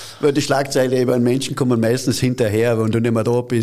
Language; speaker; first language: German; native; German